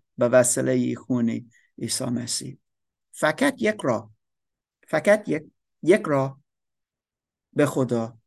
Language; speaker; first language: Persian; non-native, fluent; English